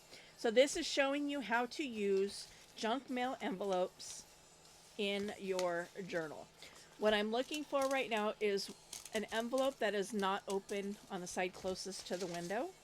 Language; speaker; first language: English; native; English